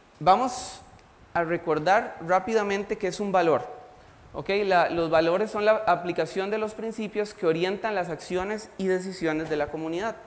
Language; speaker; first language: Spanish; native; Spanish